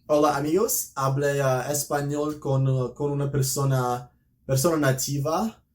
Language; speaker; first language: Spanish; non-native, learner; English